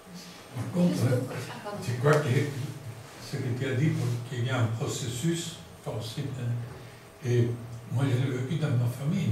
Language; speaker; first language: French; non-native, fluent; Spanish